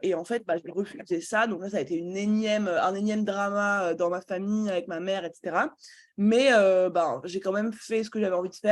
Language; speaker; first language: French; native; French